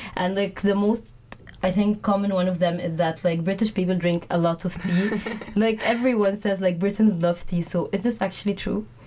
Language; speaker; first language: English; non-native, fluent; Arabic